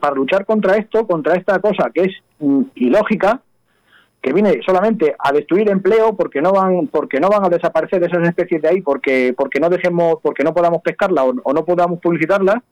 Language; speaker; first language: Spanish; native; Spanish